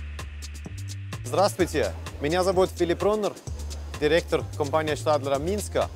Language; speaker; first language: Russian; non-native, learner; German